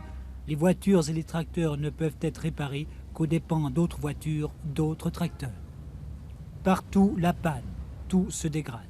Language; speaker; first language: French; native; French